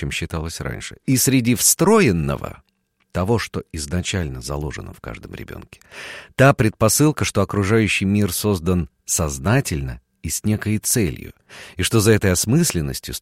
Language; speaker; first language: Russian; native; Russian